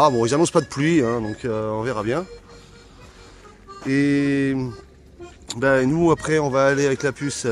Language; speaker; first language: French; native; French